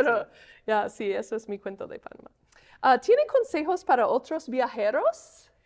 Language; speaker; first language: Spanish; non-native, fluent; English